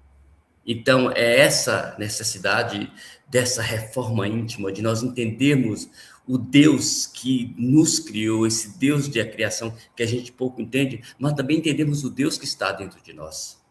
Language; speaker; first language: Portuguese; native; Portuguese